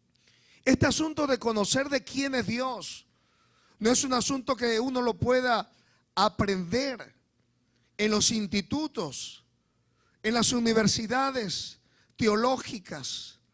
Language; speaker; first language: Spanish; native; Spanish